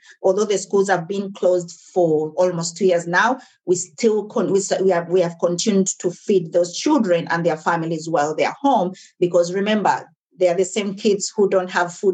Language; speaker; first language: English; non-native, local second language; Ganda